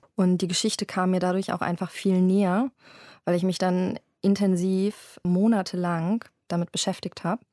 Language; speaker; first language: German; native; German